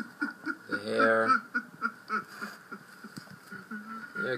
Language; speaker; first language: English; native; English